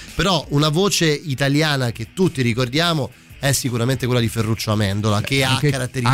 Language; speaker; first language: Italian; native; Italian